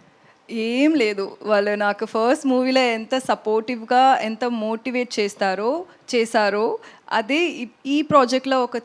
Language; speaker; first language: Telugu; non-native, learner; Tamil